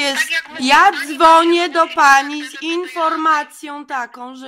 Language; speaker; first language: Polish; native; Polish